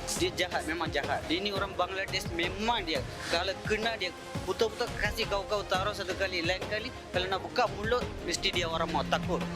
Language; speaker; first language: Malay; non-native, learner; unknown